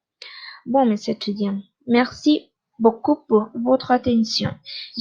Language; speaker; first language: French; non-native, fluent; Spanish